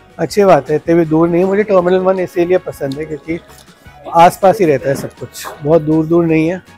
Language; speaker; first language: Hindi; native; Hindi